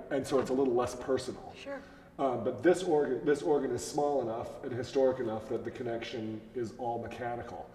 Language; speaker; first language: English; native; English